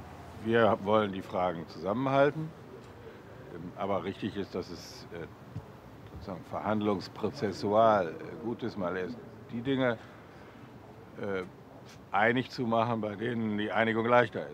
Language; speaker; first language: German; native; German